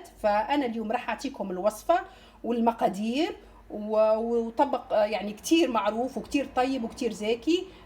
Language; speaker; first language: Arabic; native; Arabic